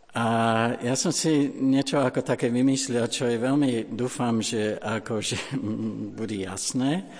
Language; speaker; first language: Slovak; non-native, fluent; English